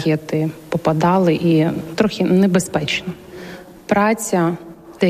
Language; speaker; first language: Polish; non-native, learner; Ukrainian